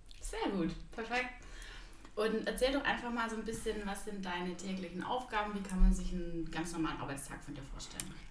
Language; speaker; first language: German; native; German